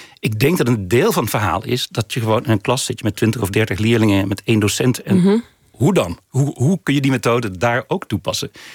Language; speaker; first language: Dutch; native; Dutch